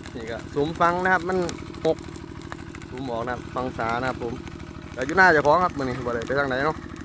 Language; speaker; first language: Thai; native; Thai